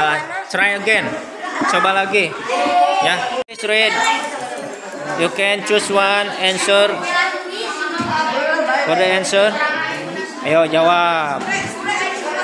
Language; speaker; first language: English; non-native, learner; Indonesian